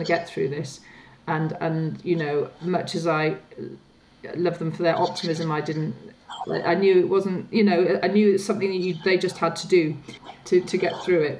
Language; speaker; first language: English; native; English